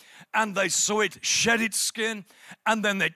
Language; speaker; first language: English; native; English